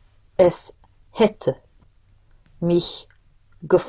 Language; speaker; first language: German; non-native, learner; English